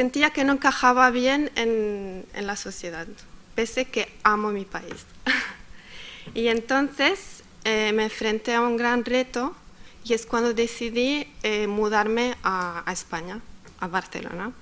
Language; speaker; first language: Spanish; non-native, fluent; Arabic